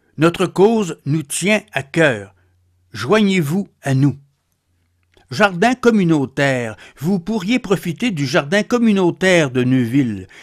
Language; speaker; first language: French; native; French